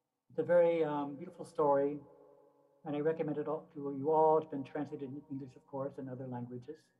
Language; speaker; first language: English; native; English